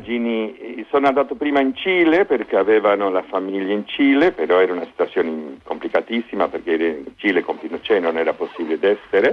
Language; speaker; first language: Italian; non-native, fluent; Spanish